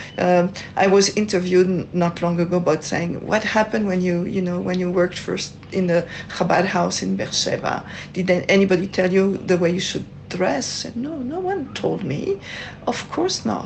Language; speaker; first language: English; non-native, fluent; French